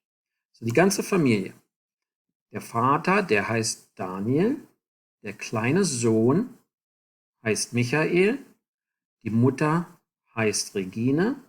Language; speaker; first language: German; non-native, fluent; English